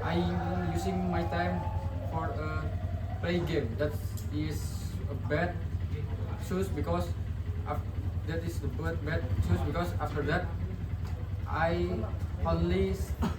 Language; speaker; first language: English; non-native, learner; Indonesian